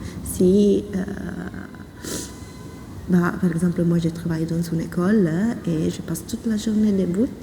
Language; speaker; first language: French; non-native, fluent; Italian